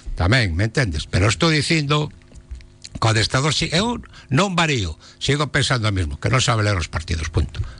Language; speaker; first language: Galician; non-native, local second language; Spanish